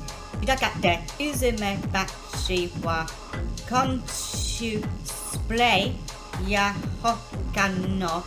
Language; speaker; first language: Japanese; non-native, learner; English